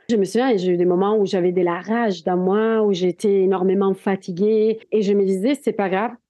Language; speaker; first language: French; non-native, fluent; Italian